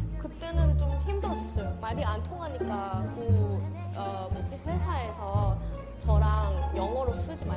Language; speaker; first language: Korean; non-native, fluent; Thai